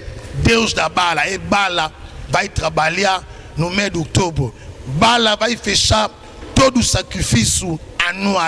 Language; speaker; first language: Portuguese; non-native, learner; Lingala